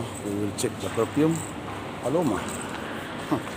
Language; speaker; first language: English; non-native, local second language; Filipino